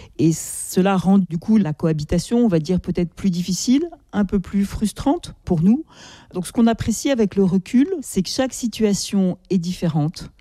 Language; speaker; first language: French; native; French